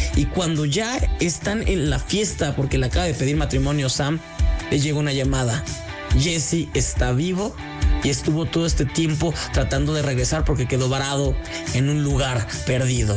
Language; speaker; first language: Spanish; native; Spanish